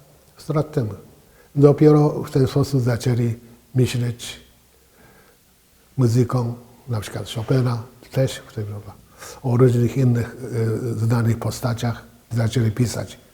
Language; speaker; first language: Polish; non-native, fluent; Japanese